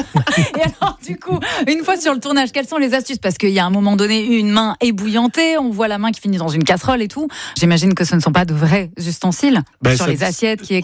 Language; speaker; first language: French; native; French